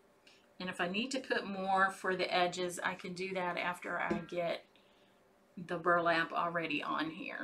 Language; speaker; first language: English; native; English